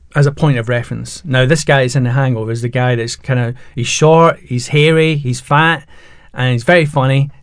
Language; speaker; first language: English; native; English